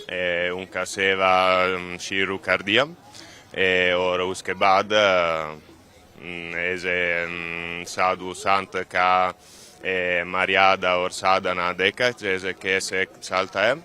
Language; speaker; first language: Hindi; non-native, learner; Italian